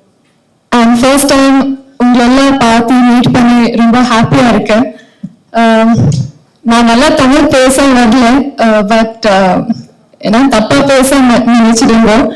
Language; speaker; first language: Tamil; non-native, learner; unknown